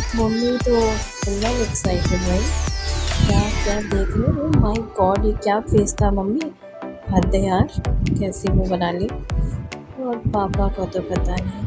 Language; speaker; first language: Hindi; non-native, local second language; Bangla